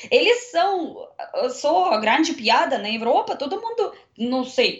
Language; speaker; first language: Portuguese; non-native, learner; Russian